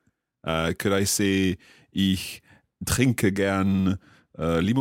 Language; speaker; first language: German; non-native, learner; English